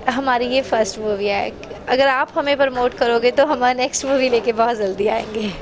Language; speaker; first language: Hindi; native; Hindi